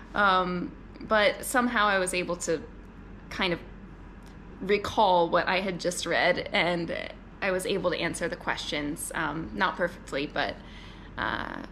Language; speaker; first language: English; native; English